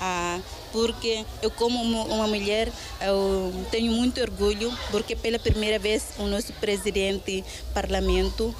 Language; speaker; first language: Portuguese; non-native, local second language; Tetum